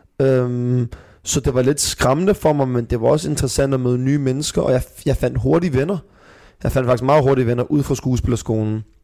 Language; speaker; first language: Danish; early bilingual, other home language; Persian